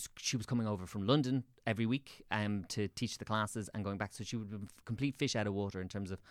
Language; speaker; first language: English; native; English